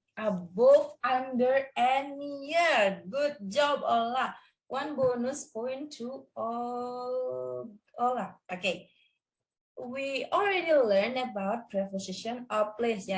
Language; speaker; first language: English; non-native, learner; Indonesian